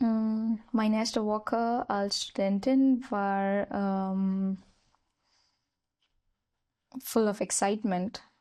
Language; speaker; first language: German; non-native, learner; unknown